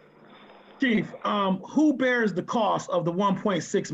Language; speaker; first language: English; native; English